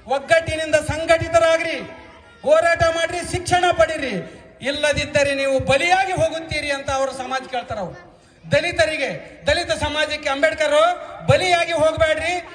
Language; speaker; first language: Kannada; non-native, local second language; Lambadi